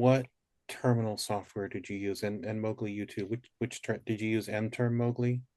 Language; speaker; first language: English; native; English